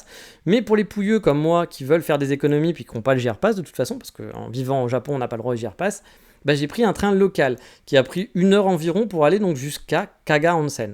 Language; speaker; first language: French; native; French